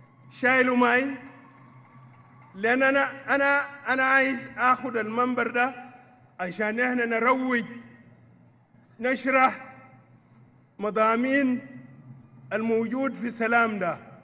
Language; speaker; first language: Arabic; non-native, local second language; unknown